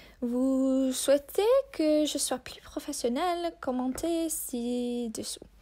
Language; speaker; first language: French; non-native, learner; English